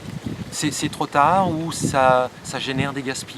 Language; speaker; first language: French; native; French